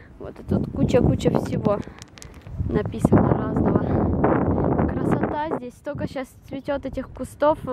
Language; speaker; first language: Russian; native; Russian